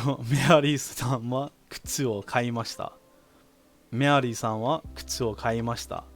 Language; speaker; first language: Japanese; non-native, learner; English